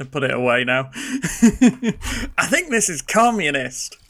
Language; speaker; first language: English; native; English